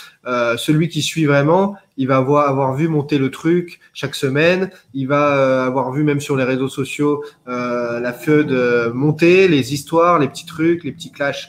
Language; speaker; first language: French; native; French